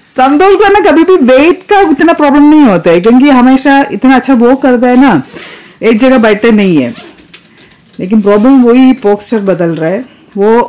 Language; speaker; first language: Hindi; non-native, local second language; Malayalam